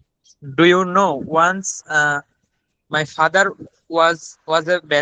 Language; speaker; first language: English; non-native, learner; Bangla